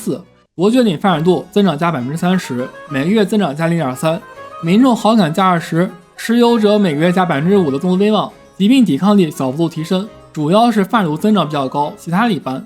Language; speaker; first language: Chinese; native; Chinese